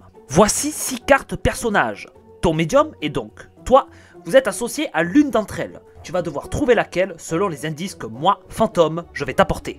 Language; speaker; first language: French; native; French